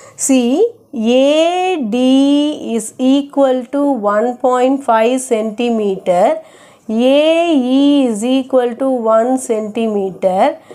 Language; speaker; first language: English; non-native, local second language; Tamil